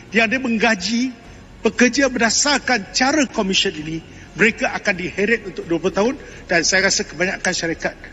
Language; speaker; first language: Malay; non-native, local second language; Chinese